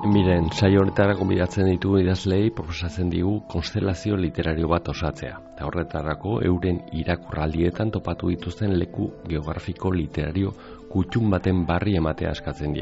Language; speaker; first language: Basque; native; Basque